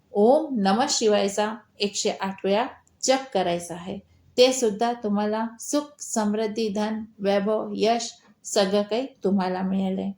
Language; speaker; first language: Marathi; non-native, local second language; Hindi